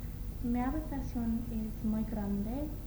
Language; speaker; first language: Spanish; non-native, learner; English